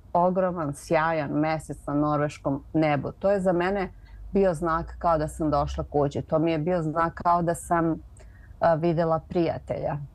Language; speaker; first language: Serbian; native; Serbian